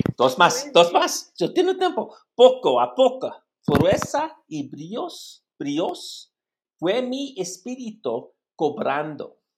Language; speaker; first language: Spanish; non-native, learner; English